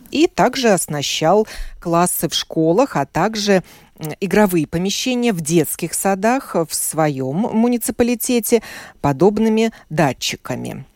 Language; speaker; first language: Russian; native; Russian